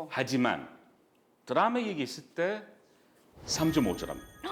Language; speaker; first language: Korean; non-native, fluent; English